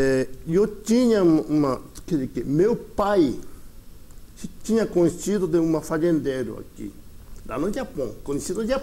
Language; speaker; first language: Portuguese; early bilingual, other home language; Japanese